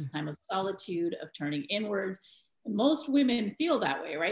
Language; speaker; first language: English; native; English